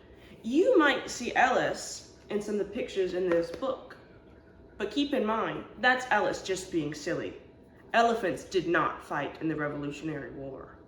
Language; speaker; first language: English; native; English